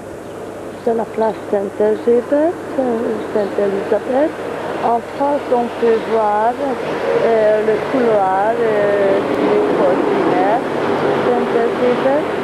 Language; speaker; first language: French; non-native, fluent; Hungarian